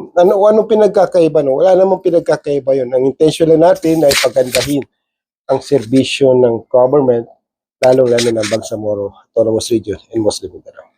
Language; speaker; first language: Filipino; non-native, local second language; Maguindanaon